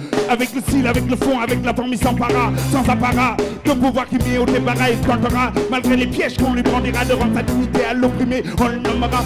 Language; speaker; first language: French; non-native, local second language; Wolof